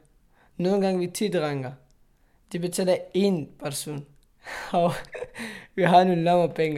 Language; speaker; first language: Danish; non-native, learner; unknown